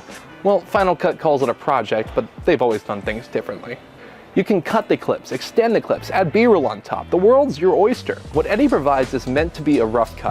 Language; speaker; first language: English; native; English